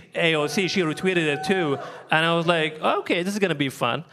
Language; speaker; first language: English; non-native, fluent; Arabic